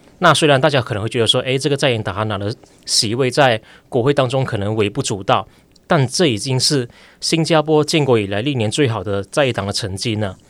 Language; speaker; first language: Chinese; native; Chinese